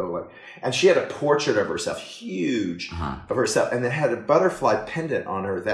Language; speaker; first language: English; native; English